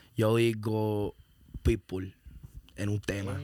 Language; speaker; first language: Spanish; early bilingual, heritage; Spanish